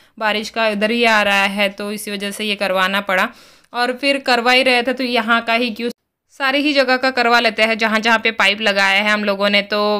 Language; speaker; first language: Hindi; native; Hindi